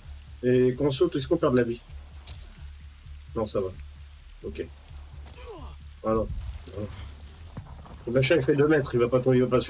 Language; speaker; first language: French; native; French